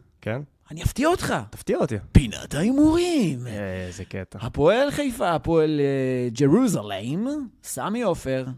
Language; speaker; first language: Hebrew; native; Hebrew